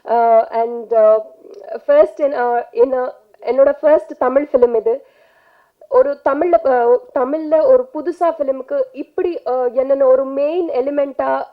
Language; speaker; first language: Tamil; non-native, learner; Telugu